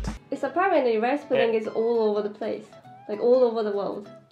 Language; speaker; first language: English; native; English